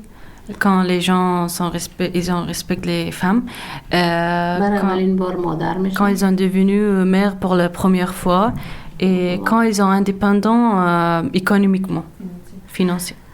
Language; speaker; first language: French; non-native, learner; Persian